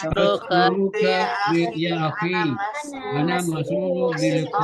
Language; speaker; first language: Arabic; non-native, learner; Indonesian